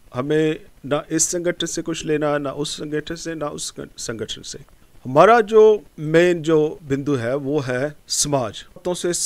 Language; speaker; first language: Hindi; non-native, local second language; Punjabi